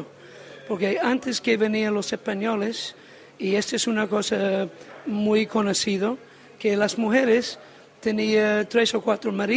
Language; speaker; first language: Spanish; non-native, learner; English